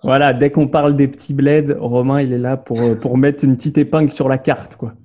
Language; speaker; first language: French; native; French